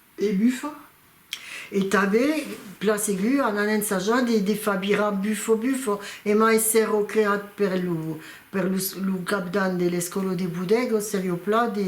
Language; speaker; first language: Occitan; non-native, local second language; French